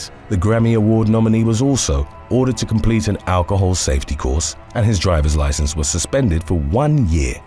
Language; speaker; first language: English; native; English